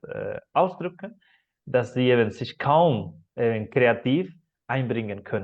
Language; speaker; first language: German; non-native, fluent; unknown